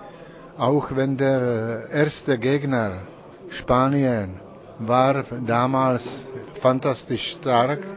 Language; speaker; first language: German; non-native, learner; Czech